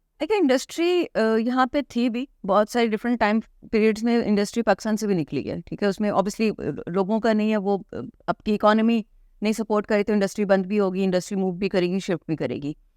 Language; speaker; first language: Urdu; non-native, local second language; Punjabi